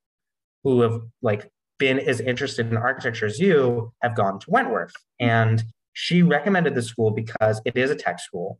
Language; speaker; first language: English; native; English